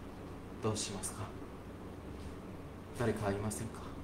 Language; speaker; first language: Japanese; non-native, fluent; English